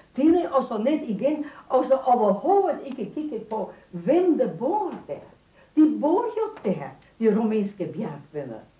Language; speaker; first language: Danish; non-native, fluent; Romanian